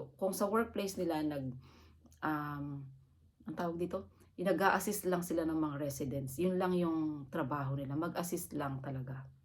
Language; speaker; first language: Filipino; native; Filipino